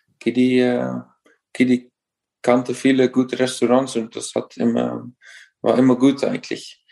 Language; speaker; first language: German; non-native, fluent; Dutch